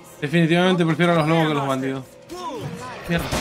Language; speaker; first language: Spanish; native; Spanish